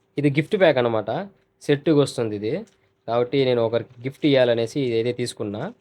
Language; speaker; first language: Telugu; non-native, local second language; Urdu